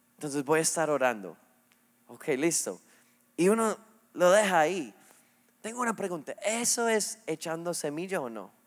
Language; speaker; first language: Spanish; non-native, fluent; English